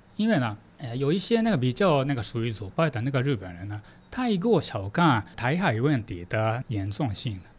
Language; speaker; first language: Chinese; non-native, fluent; Japanese